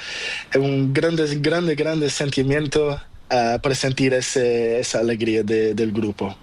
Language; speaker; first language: Spanish; non-native, learner; Portuguese